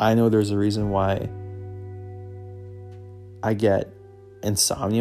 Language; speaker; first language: English; native; English